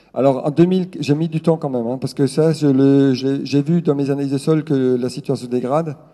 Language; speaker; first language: French; non-native, local second language; Swiss German